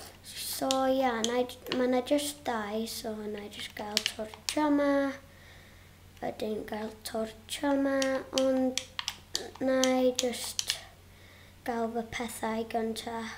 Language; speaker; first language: Welsh; non-native, local second language; English